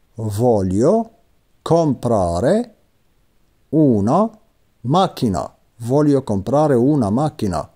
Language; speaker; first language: Italian; non-native, fluent; Arabic